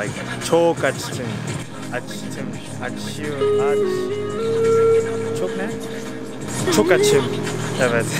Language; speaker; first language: Turkish; non-native, learner; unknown